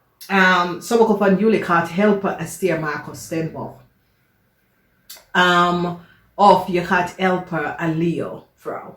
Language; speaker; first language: Dutch; non-native, learner; English